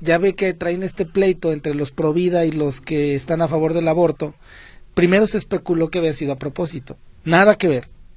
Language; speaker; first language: Spanish; native; Spanish